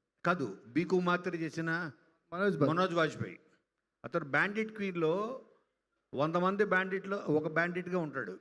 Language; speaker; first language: Telugu; native; Telugu